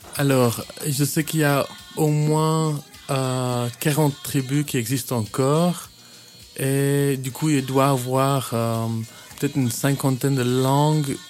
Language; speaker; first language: French; early bilingual, heritage; French